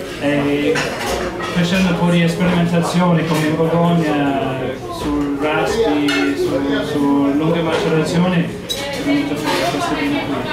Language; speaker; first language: Italian; non-native, fluent; English